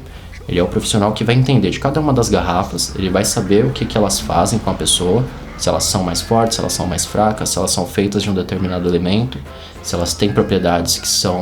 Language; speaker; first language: Portuguese; native; Portuguese